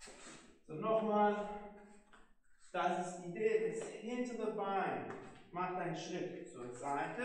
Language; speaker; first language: German; non-native, fluent; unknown